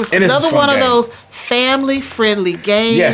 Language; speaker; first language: English; native; English